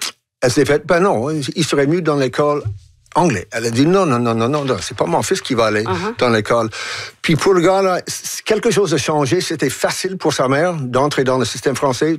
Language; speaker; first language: French; non-native, local second language; English